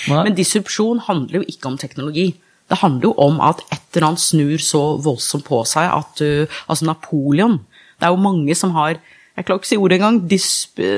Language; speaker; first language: Norwegian; early bilingual, other home language; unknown